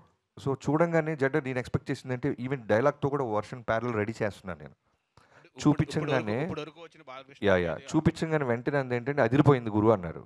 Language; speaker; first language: Telugu; native; Telugu